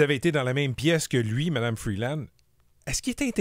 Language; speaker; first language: French; native; French